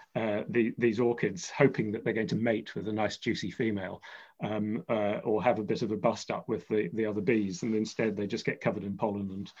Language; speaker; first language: English; native; English